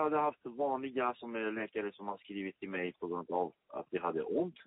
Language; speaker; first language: Swedish; non-native, fluent; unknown